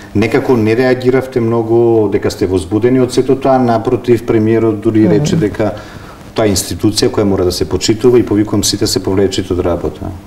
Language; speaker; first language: Macedonian; native; Macedonian